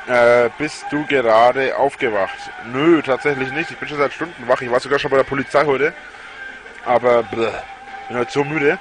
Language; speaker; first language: German; native; German